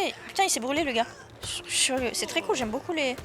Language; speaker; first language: French; native; French